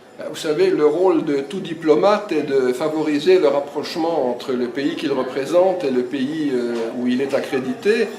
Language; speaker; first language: French; early bilingual, other home language; Hungarian